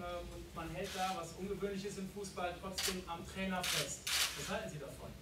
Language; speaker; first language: German; native; German